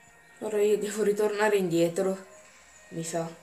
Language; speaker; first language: Italian; native; Italian